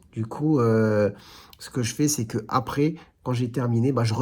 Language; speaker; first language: French; native; French